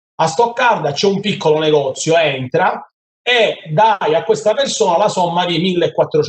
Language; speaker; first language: Italian; native; Italian